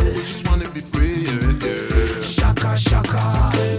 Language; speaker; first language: French; native; French